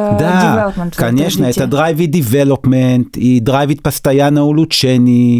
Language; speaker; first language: Russian; non-native, learner; Hebrew